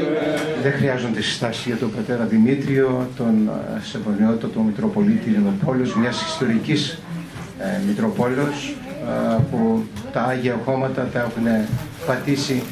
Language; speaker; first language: Greek; native; Greek